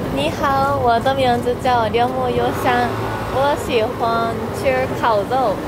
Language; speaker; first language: Chinese; early bilingual, heritage; Japanese